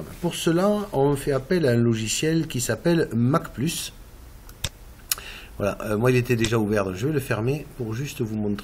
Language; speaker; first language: French; native; French